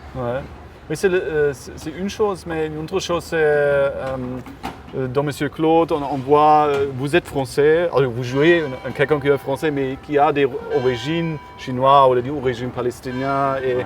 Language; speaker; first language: French; non-native, learner; German